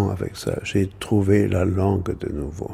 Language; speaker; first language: French; non-native, fluent; German